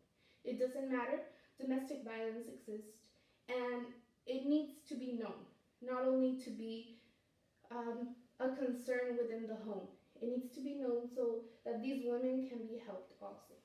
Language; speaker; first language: English; non-native, fluent; Spanish